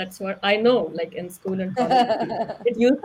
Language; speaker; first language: English; non-native, local second language; Hindi